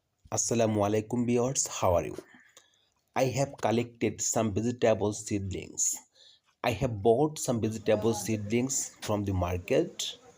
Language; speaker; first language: English; non-native, local second language; Bangla